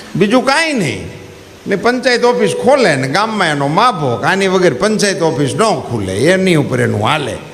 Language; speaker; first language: Gujarati; native; Gujarati